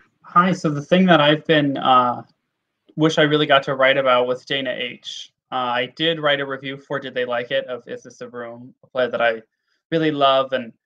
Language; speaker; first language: English; native; English